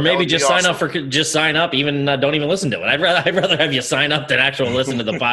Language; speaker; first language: English; native; English